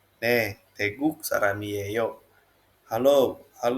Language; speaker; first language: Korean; non-native, fluent; Indonesian